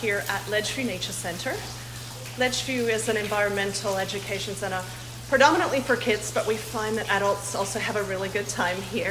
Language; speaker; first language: English; native; English